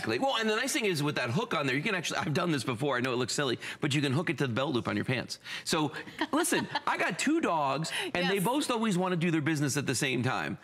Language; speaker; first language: English; native; English